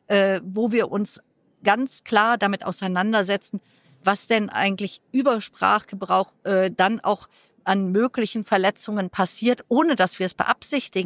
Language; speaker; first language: German; native; German